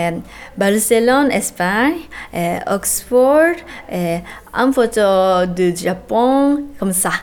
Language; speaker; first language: French; non-native, learner; Japanese